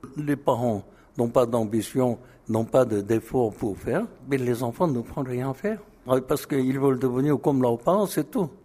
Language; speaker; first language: French; non-native, fluent; Korean